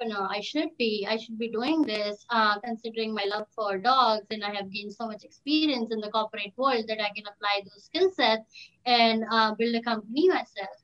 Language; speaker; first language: English; non-native, local second language; Hindi